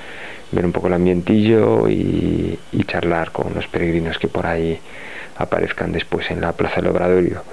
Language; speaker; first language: Spanish; native; Spanish